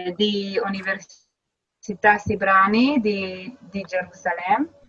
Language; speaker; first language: Indonesian; non-native, learner; Hebrew